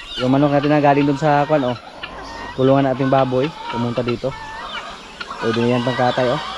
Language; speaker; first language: Filipino; native; Filipino